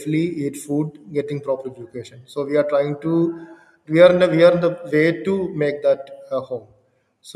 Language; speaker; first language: English; non-native, local second language; Malayalam